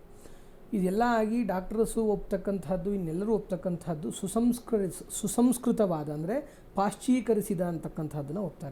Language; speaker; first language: Kannada; native; Kannada